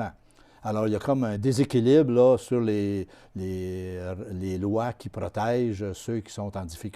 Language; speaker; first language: French; native; French